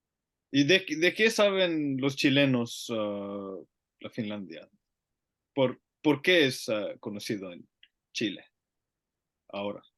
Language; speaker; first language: Spanish; non-native, learner; Finnish